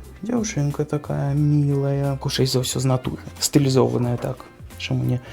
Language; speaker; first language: Belarusian; native; Belarusian